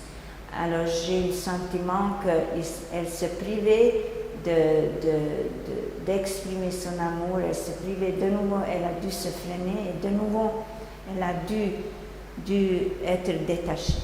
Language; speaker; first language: French; non-native, fluent; Hungarian